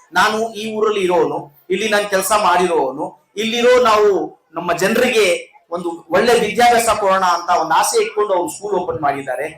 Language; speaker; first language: Kannada; non-native, local second language; Urdu